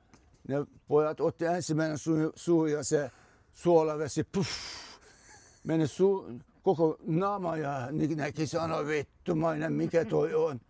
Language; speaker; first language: Finnish; non-native, fluent; Turkish